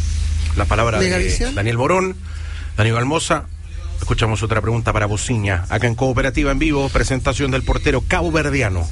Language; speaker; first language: Spanish; native; Spanish